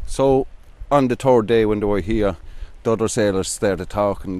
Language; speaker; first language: English; native; English